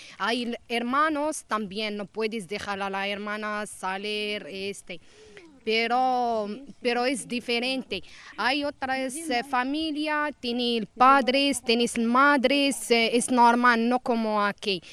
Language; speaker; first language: Spanish; non-native, learner; Arabic